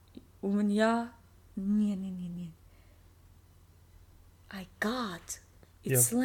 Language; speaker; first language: Russian; non-native, learner; English